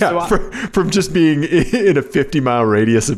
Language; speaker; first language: English; native; English